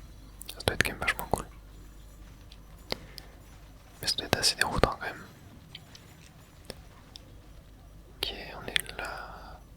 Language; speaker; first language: French; native; French